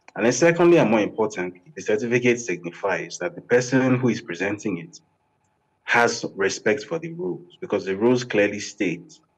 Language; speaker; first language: English; non-native, local second language; Yoruba